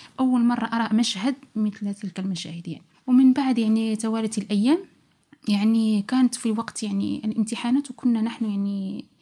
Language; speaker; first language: Arabic; native; Arabic